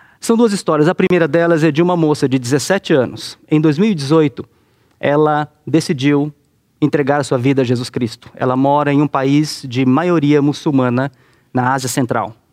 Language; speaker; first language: Portuguese; native; Portuguese